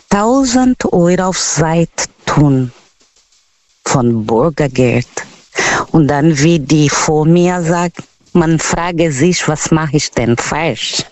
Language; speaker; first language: German; non-native, fluent; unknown